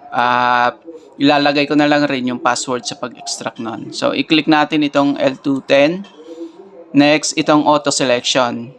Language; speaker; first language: Filipino; native; Filipino